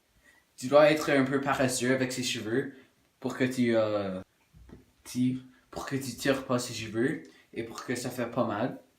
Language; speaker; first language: French; non-native, local second language; English